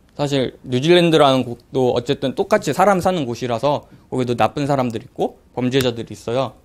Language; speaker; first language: Korean; native; Korean